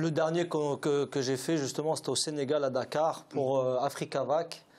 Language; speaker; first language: French; native; French